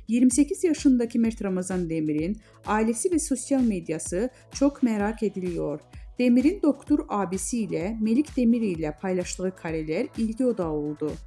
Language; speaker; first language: Turkish; native; Turkish